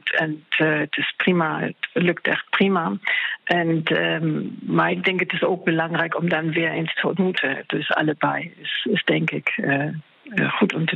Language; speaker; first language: Dutch; non-native, fluent; German